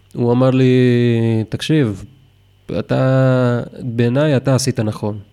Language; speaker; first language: Hebrew; non-native, fluent; Spanish